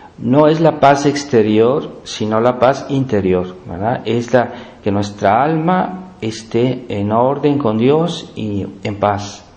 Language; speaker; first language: Spanish; native; Spanish